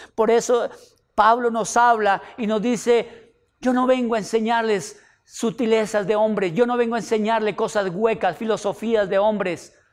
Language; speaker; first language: Spanish; native; Spanish